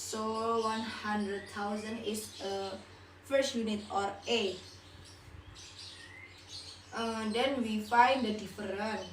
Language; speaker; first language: English; non-native, learner; Indonesian